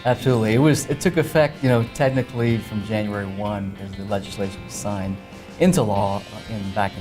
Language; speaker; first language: English; native; English